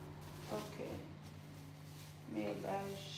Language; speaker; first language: Dutch; non-native, fluent; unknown